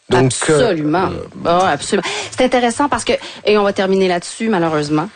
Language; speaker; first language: French; native; French